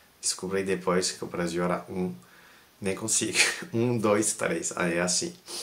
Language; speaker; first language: Portuguese; non-native, fluent; French